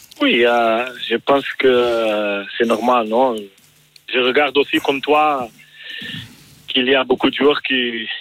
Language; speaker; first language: French; non-native, learner; Portuguese